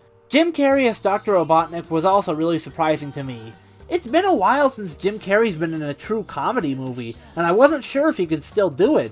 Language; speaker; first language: English; native; English